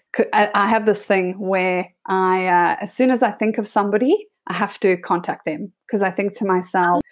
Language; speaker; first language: English; native; English